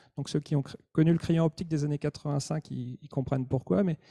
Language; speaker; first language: French; native; French